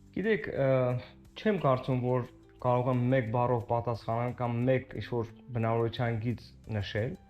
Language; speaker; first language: Armenian; native; Armenian